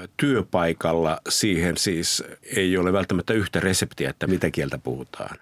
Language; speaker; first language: Finnish; native; Finnish